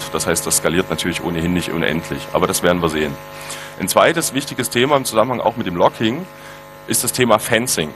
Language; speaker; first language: German; native; German